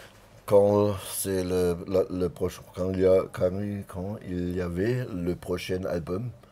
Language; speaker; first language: French; non-native, learner; German